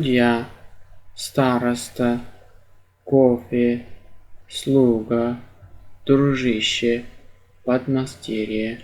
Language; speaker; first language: Russian; non-native, fluent; Turkmen